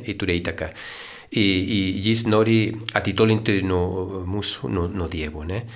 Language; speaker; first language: Lithuanian; non-native, fluent; Spanish